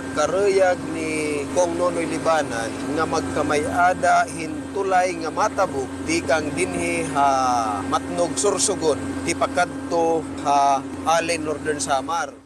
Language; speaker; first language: Filipino; non-native, local second language; Waray